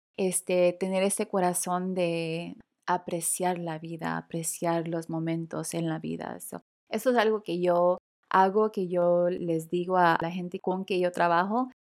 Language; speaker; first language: Spanish; early bilingual, heritage; Spanish